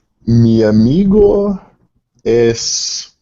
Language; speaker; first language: Spanish; non-native, learner; English